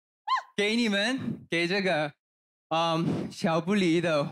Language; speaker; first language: Chinese; non-native, learner; Thai